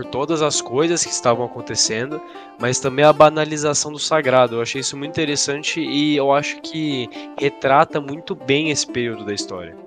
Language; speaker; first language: Portuguese; native; Portuguese